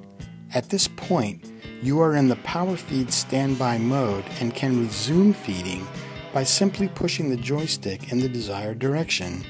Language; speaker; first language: English; native; English